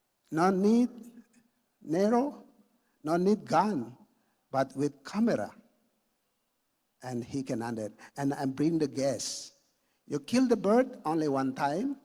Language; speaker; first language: English; non-native, learner; Indonesian